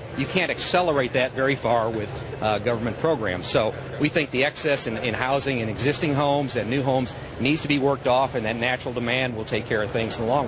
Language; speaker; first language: English; native; English